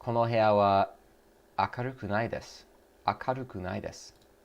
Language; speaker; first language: Japanese; non-native, learner; English